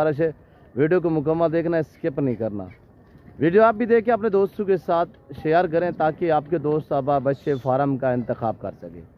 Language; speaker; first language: Hindi; non-native, local second language; Saraiki